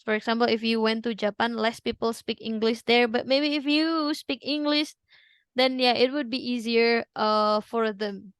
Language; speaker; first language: English; non-native, fluent; Indonesian